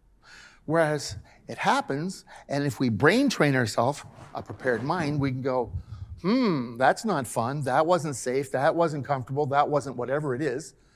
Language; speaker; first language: English; native; English